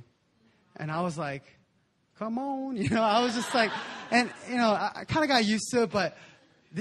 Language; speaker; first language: English; native; English